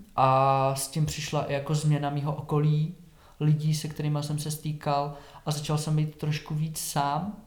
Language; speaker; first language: Czech; native; Czech